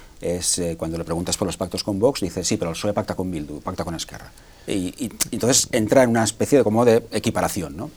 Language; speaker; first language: Spanish; non-native, local second language; Catalan